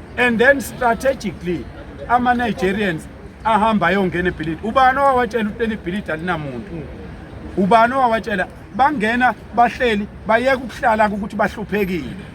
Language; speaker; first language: Zulu; native; Zulu